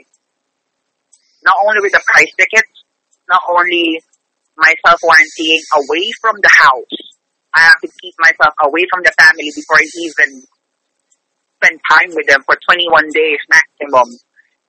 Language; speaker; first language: English; non-native, local second language; Filipino